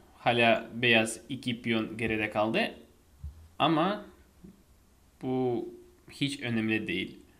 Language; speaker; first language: Turkish; non-native, fluent; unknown